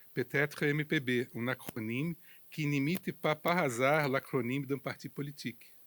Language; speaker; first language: French; non-native, fluent; Portuguese